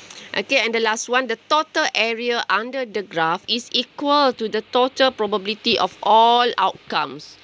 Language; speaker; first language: English; non-native, local second language; Malay